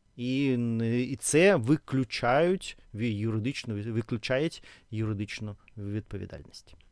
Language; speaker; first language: Ukrainian; non-native, local second language; Russian